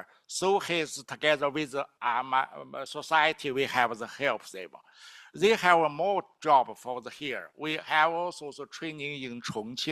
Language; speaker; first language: English; non-native, learner; Chinese